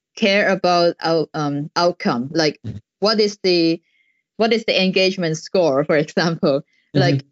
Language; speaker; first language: English; non-native, local second language; Cantonese